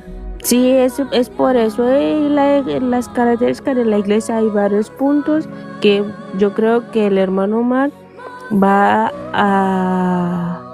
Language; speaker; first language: Spanish; non-native, fluent; Portuguese